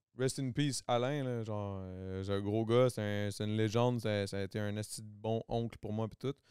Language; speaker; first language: French; native; French